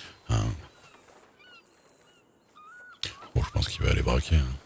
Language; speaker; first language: French; native; French